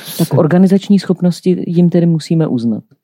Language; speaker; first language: Czech; native; Czech